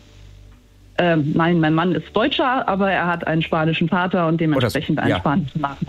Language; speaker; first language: German; native; German